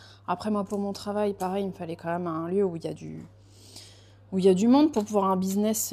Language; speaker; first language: French; native; French